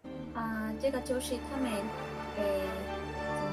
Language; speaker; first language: Chinese; non-native, learner; Spanish